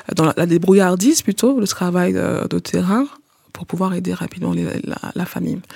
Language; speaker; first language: French; non-native, local second language; Haitian Creole